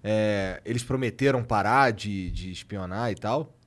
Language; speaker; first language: Portuguese; native; Portuguese